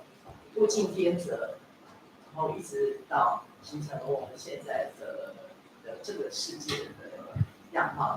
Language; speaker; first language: Chinese; native; Chinese